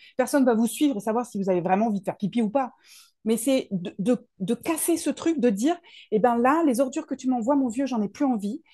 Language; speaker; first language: French; native; French